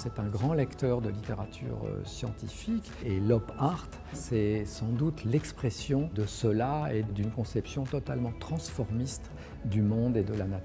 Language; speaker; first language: French; native; French